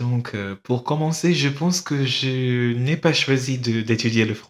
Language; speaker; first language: French; non-native, fluent; English